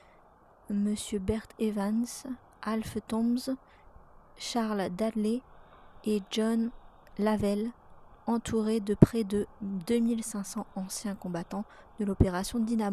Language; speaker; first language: French; native; French